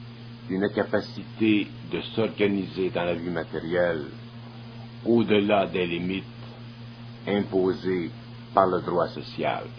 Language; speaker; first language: French; native; French